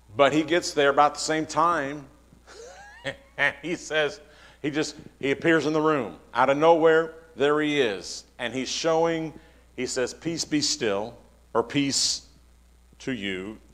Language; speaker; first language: English; native; English